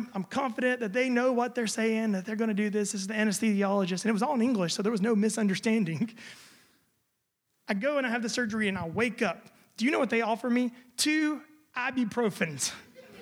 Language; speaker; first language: English; native; English